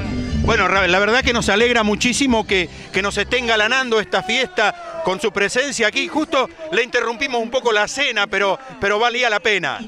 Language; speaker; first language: Spanish; native; Spanish